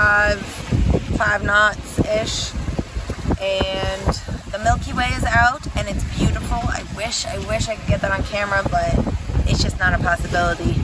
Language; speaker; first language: English; native; English